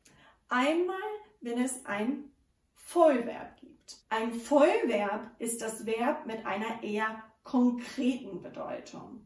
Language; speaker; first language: German; non-native, fluent; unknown